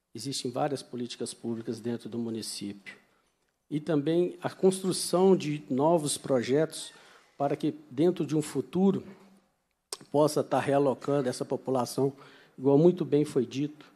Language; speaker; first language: Portuguese; native; Portuguese